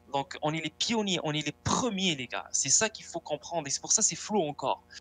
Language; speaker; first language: French; non-native, local second language; Arabic